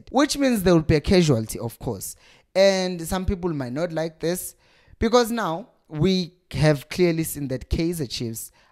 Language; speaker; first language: English; non-native, local second language; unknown